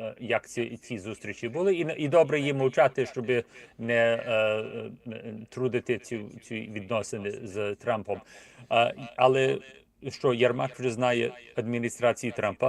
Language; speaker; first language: Ukrainian; early bilingual, heritage; Ukrainian